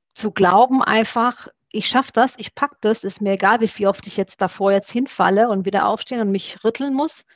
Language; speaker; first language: German; early bilingual, other home language; Romanian